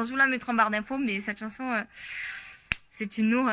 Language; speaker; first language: French; native; French